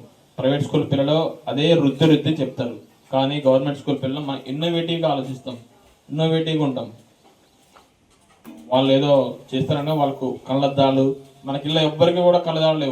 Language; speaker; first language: Telugu; native; Telugu